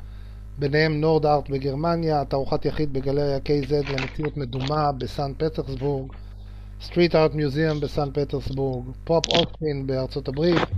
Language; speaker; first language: Hebrew; native; Hebrew